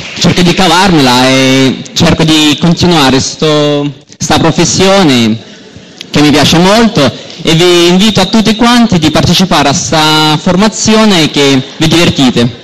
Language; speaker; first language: Italian; non-native, learner; Russian